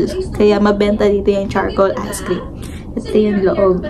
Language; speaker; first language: Filipino; native; Filipino